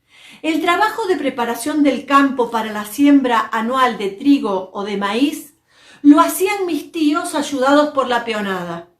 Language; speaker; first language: Spanish; native; Spanish